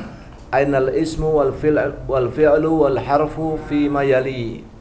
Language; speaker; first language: Arabic; non-native, learner; Indonesian